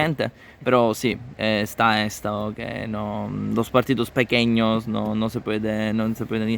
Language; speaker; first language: Spanish; non-native, learner; Italian